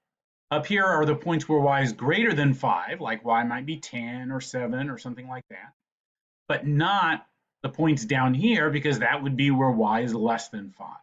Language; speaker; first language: English; native; English